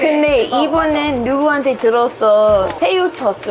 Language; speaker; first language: Korean; non-native, learner; English